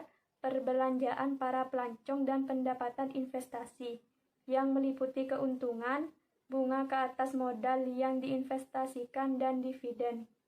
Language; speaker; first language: Indonesian; native; Indonesian